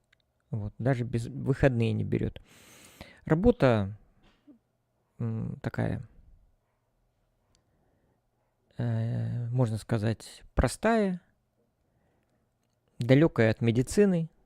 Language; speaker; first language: Russian; native; Russian